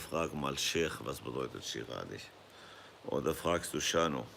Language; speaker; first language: German; non-native, fluent; Kurdish